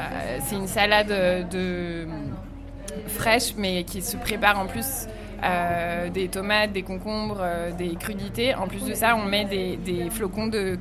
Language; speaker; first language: French; non-native, fluent; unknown